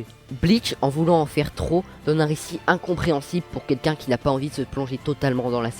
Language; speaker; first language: French; native; French